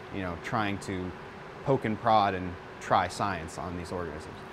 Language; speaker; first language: English; native; English